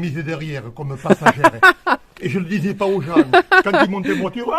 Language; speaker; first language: French; native; French